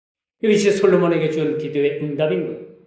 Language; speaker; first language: Korean; native; Korean